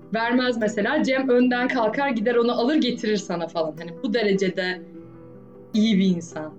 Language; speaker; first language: Turkish; native; Turkish